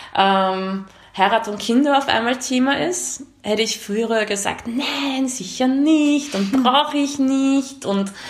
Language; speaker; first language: German; early bilingual, other home language; Hungarian